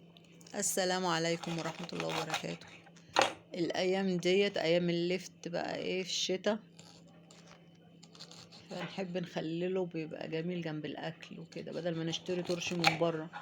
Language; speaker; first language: Arabic; native; Arabic